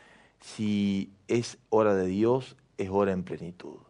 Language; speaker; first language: Spanish; native; Spanish